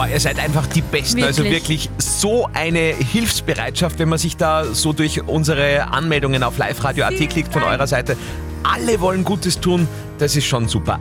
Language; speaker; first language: German; native; German